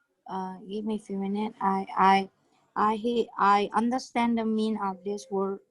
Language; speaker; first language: English; non-native, learner; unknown